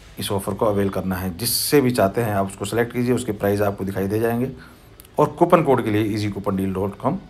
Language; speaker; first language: Hindi; native; Hindi